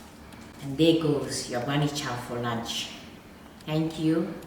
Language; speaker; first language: English; native; English